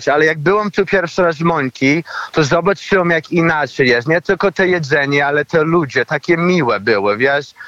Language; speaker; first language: Polish; early bilingual, heritage; Polish